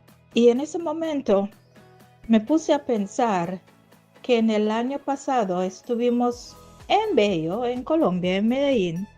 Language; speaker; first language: Spanish; non-native, fluent; English